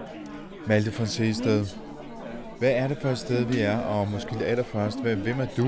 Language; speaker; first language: Danish; native; Danish